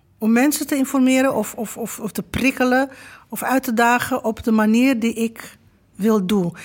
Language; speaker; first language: Dutch; non-native, fluent; Romanian